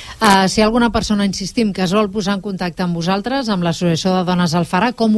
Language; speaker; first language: Catalan; native; Catalan